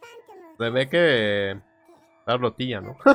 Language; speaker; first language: Spanish; native; Spanish